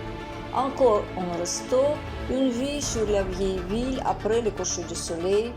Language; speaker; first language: French; non-native, fluent; Russian